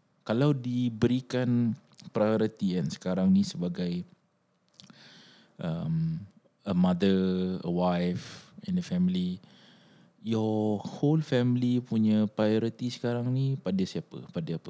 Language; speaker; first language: Malay; native; Malay